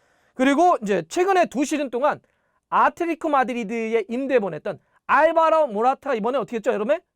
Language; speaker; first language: Korean; native; Korean